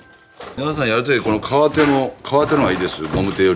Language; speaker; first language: Japanese; native; Japanese